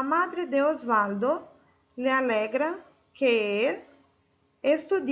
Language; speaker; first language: Spanish; non-native, fluent; Portuguese